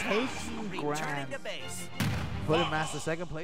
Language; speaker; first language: English; native; English